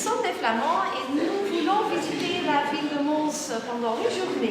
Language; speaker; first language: French; non-native, learner; Dutch